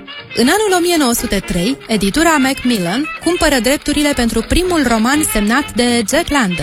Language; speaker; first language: Romanian; native; Romanian